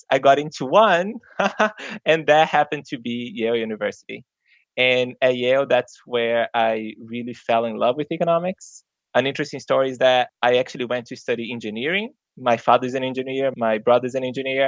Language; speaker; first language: English; non-native, fluent; Portuguese